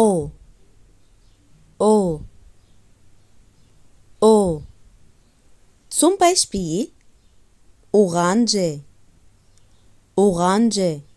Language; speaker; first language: German; non-native, fluent; Arabic